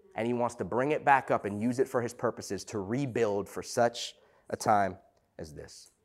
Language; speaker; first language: English; native; English